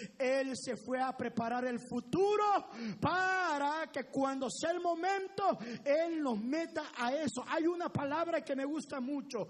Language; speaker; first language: Spanish; native; Spanish